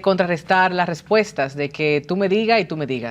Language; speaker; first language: Spanish; native; Spanish